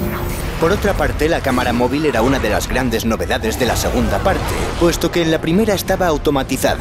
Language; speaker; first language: Spanish; native; Spanish